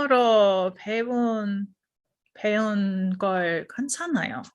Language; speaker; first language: Korean; non-native, learner; English